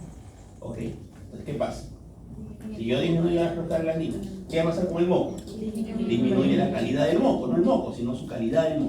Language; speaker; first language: Spanish; native; Spanish